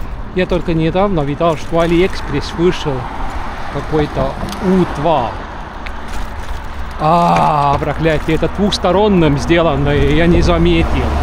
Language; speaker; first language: Russian; non-native, local second language; Estonian